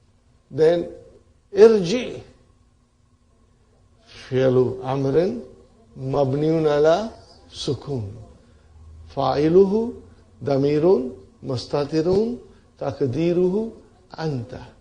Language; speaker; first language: Arabic; non-native, fluent; Urdu